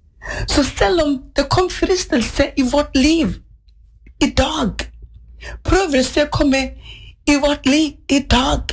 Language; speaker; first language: Norwegian; non-native, fluent; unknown